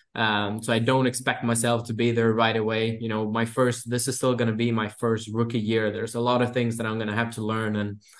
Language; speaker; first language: English; non-native, fluent; Swedish